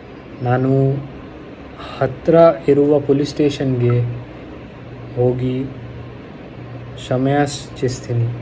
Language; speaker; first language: Kannada; non-native, local second language; Hindi